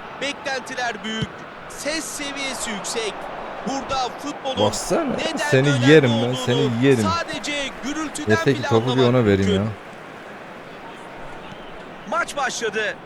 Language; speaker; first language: Turkish; native; Turkish